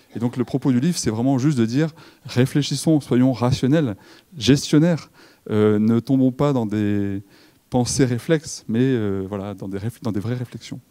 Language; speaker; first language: French; native; French